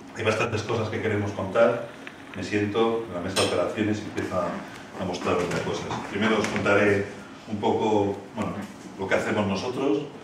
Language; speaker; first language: Spanish; native; Spanish